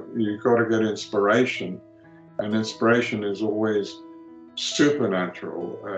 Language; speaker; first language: English; early bilingual, other home language; Greek